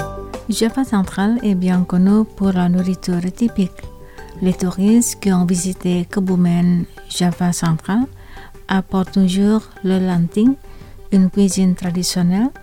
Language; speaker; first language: French; non-native, fluent; Indonesian